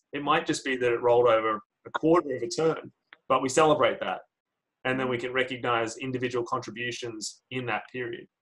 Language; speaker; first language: English; native; English